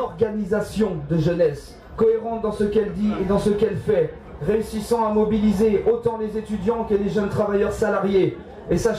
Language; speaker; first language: French; native; French